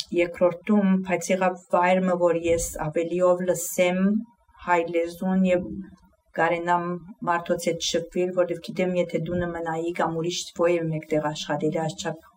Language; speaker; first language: Armenian; early bilingual, heritage; Armenian